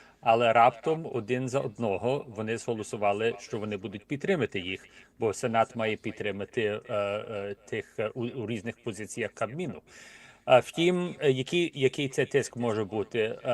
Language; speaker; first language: Ukrainian; early bilingual, heritage; Ukrainian